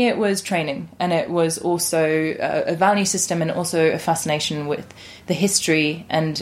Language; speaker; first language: English; native; English